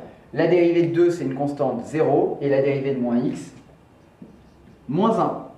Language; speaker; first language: French; native; French